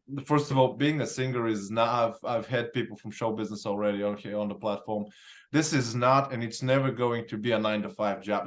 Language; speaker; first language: English; non-native, fluent; Bulgarian